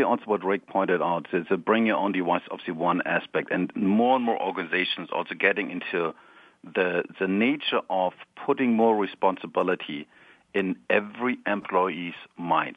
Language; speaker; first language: English; non-native, fluent; German